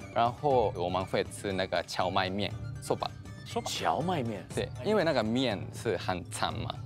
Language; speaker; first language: Chinese; non-native, fluent; Japanese